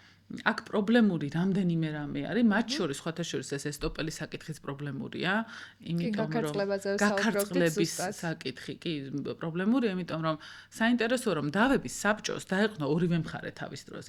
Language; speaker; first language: Georgian; native; Georgian